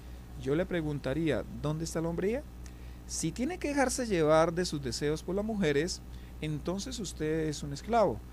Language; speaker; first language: Spanish; native; Spanish